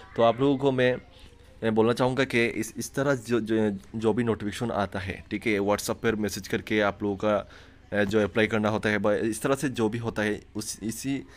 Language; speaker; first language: Hindi; non-native, local second language; Bangla